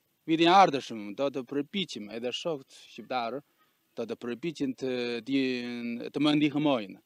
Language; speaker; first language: Albanian; non-native, fluent; Chinese